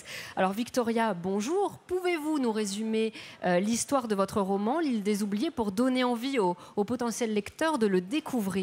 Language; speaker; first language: French; native; French